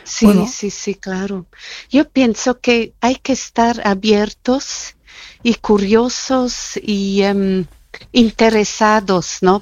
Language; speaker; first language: Spanish; non-native, fluent; German